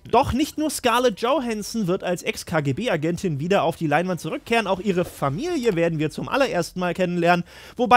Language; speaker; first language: German; native; German